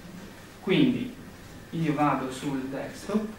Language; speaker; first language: Italian; native; Italian